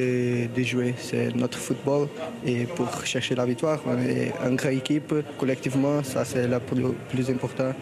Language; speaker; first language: French; non-native, learner; Portuguese